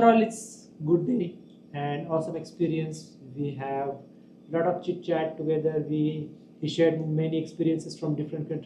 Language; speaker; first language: English; non-native, local second language; Marathi